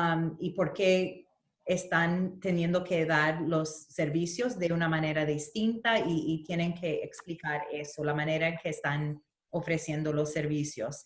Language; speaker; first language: Spanish; early bilingual, heritage; Spanish